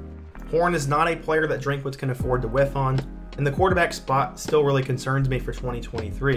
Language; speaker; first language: English; native; English